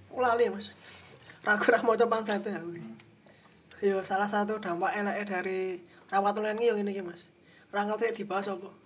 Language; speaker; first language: Indonesian; non-native, local second language; Javanese